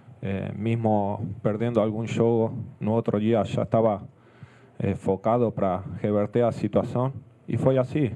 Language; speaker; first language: Portuguese; non-native, fluent; Spanish